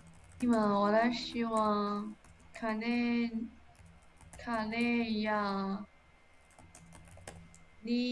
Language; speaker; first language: Japanese; non-native, learner; English